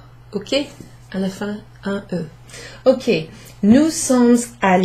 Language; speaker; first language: French; non-native, fluent; English